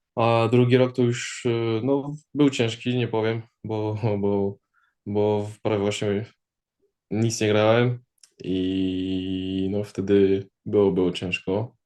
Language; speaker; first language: Polish; early bilingual, heritage; Polish